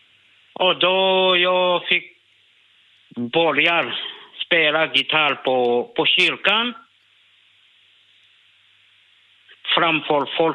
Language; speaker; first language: Swedish; non-native, learner; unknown